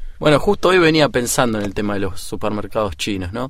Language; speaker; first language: Spanish; native; Spanish